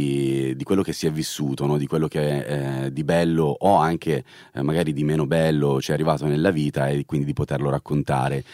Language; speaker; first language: Italian; native; Italian